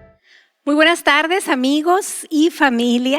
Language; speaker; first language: Spanish; native; Spanish